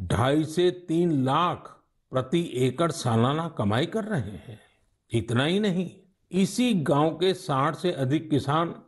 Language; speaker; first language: Hindi; native; Hindi